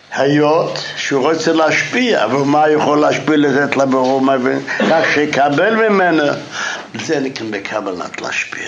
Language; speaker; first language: Hebrew; non-native, fluent; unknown